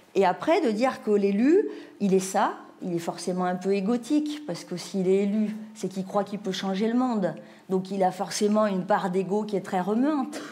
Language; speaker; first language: French; native; French